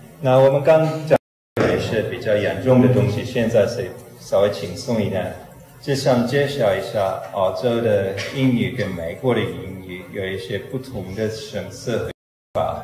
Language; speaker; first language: Chinese; non-native, fluent; English